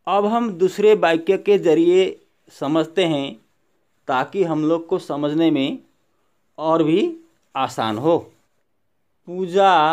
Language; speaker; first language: Hindi; non-native, local second language; Assamese